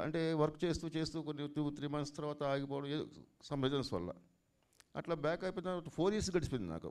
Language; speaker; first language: Telugu; native; Telugu